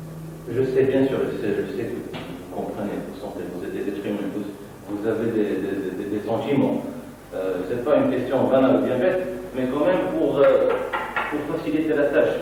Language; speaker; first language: French; non-native, local second language; Arabic